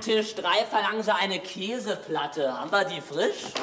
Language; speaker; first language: German; native; German